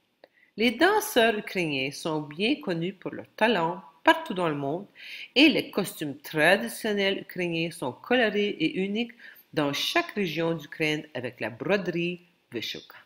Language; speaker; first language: French; non-native, local second language; Ukrainian